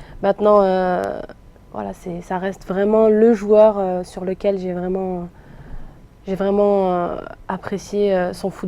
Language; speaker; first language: French; native; French